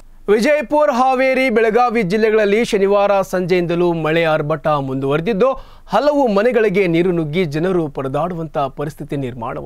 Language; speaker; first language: Kannada; native; Kannada